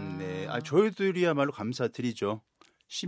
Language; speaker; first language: Korean; native; Korean